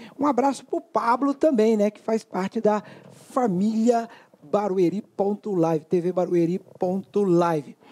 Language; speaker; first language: Portuguese; native; Portuguese